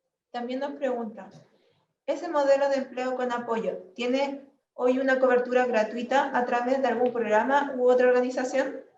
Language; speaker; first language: Spanish; native; Spanish